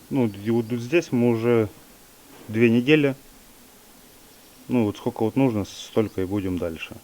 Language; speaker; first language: Russian; native; Russian